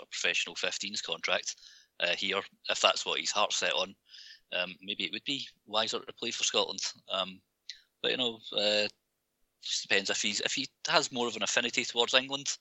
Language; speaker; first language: English; native; English